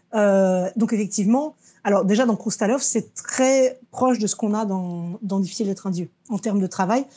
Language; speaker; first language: French; early bilingual, other home language; Russian